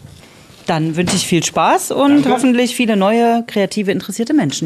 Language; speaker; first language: German; native; German